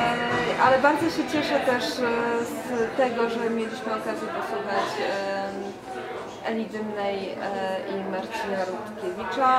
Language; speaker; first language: Polish; native; Polish